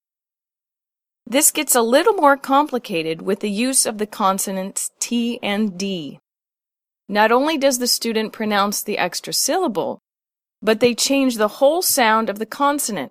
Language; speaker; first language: English; native; English